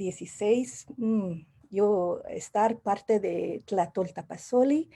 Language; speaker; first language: Spanish; non-native, learner; English